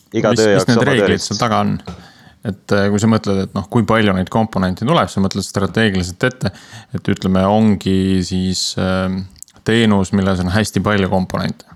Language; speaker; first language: Estonian; native; Estonian